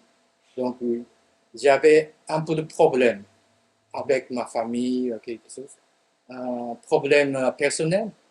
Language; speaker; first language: French; non-native, fluent; Japanese